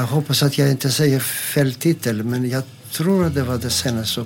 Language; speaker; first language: Swedish; non-native, fluent; Greek